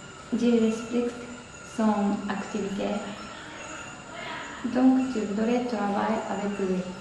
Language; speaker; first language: French; non-native, learner; Japanese